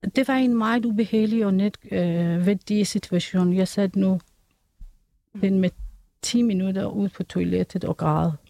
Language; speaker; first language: Danish; non-native, fluent; Persian